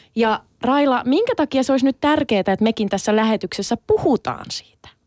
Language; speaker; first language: Finnish; early bilingual, other home language; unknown